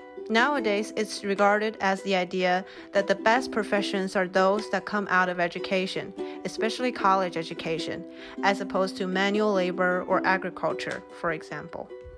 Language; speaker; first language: English; non-native, fluent; Chinese